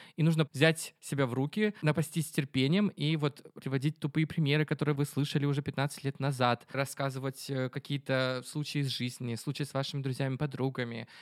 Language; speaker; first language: Russian; native; Russian